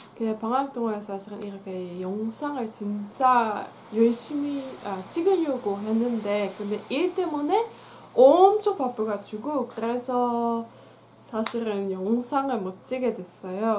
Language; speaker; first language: Korean; non-native, fluent; Dutch